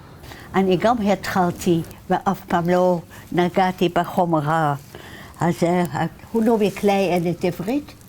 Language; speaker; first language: Hebrew; non-native, fluent; Dutch